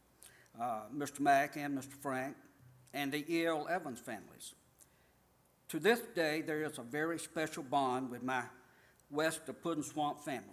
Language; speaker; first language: English; native; English